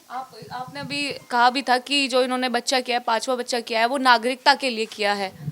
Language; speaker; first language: Hindi; native; Hindi